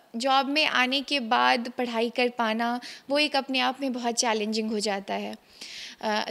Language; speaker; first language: Hindi; native; Hindi